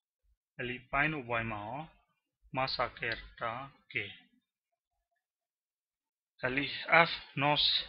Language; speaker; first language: Finnish; non-native, learner; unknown